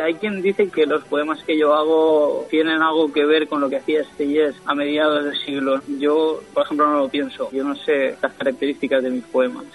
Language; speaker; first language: Spanish; non-native, local second language; Catalan